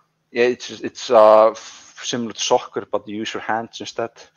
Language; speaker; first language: English; non-native, fluent; Icelandic